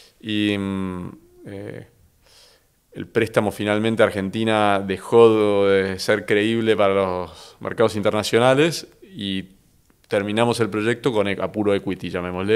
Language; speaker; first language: Spanish; native; Spanish